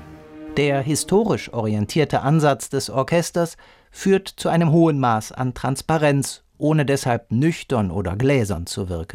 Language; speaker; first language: German; native; German